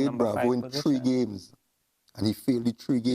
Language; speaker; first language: English; native; English